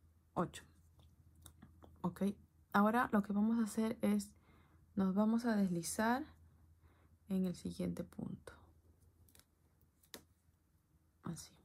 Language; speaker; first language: Spanish; native; Spanish